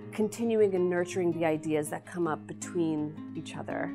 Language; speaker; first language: English; native; English